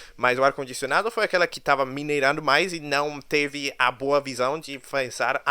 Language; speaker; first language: Portuguese; early bilingual, other home language; English